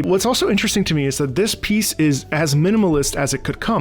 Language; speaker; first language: English; native; English